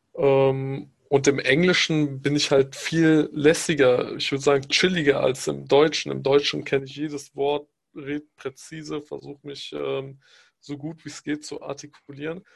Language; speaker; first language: German; early bilingual, other home language; Pashto